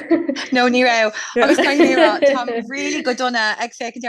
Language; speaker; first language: Irish; non-native, local second language; English